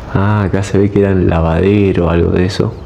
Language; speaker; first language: Spanish; native; Spanish